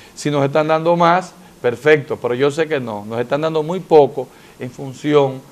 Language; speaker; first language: Spanish; native; Spanish